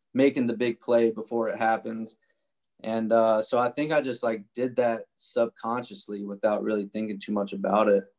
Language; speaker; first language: English; native; English